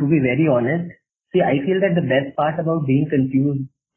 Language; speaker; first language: English; non-native, local second language; Malayalam